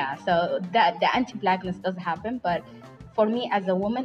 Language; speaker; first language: English; non-native, fluent; Somali